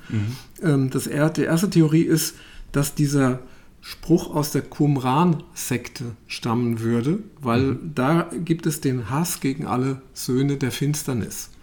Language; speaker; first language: German; native; German